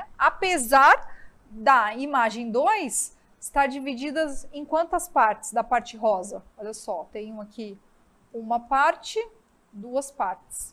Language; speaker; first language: Portuguese; native; Portuguese